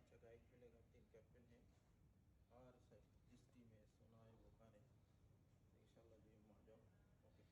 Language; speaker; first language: Hindi; non-native, local second language; Bangla